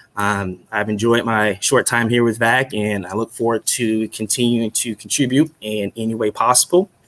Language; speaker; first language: English; native; English